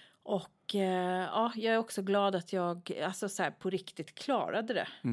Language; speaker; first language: Swedish; native; Swedish